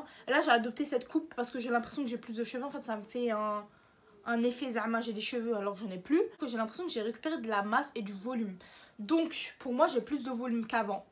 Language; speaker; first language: French; native; French